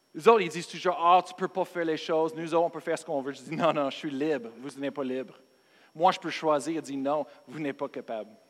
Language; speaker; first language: French; non-native, fluent; English